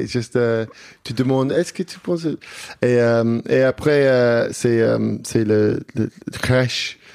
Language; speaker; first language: French; non-native, learner; English